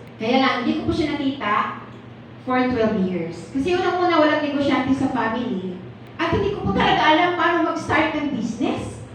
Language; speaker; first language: Filipino; non-native, local second language; Cebuano